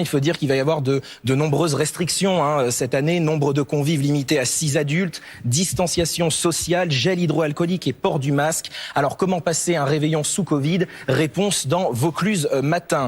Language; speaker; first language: French; native; French